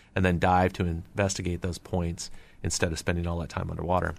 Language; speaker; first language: English; native; English